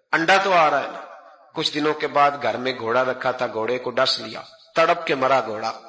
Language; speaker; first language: Urdu; non-native, local second language; Punjabi